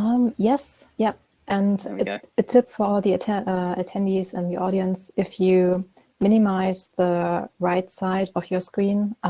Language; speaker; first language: English; non-native, fluent; German